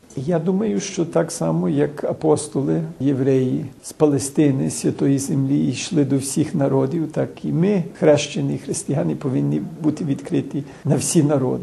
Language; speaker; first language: Ukrainian; early bilingual, heritage; Ukrainian